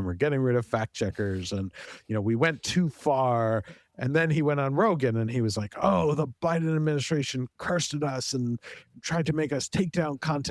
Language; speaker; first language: English; native; English